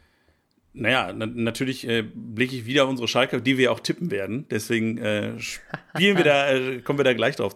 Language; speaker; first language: German; native; German